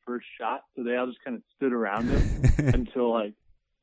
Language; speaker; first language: English; native; English